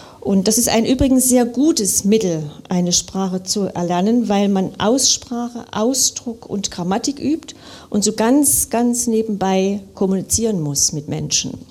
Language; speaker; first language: German; native; German